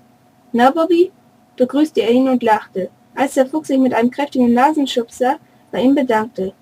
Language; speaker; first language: German; native; German